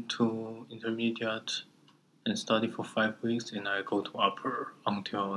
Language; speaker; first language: English; non-native, learner; Chinese